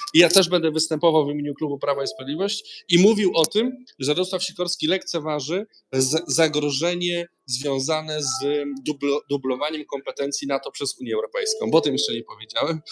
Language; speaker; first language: Polish; native; Polish